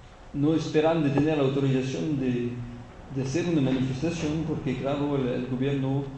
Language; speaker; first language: Spanish; non-native, fluent; French